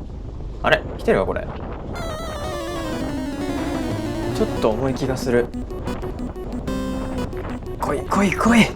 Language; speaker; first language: Japanese; native; Japanese